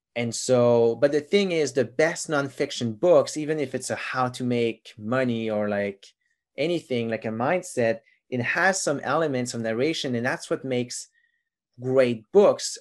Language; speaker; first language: English; non-native, fluent; French